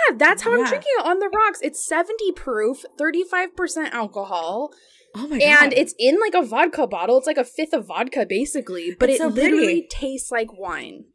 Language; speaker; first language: English; early bilingual, other home language; Spanish